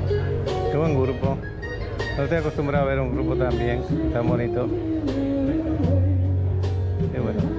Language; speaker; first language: Spanish; native; Spanish